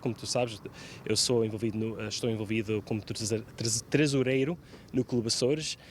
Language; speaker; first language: Portuguese; early bilingual, heritage; Portuguese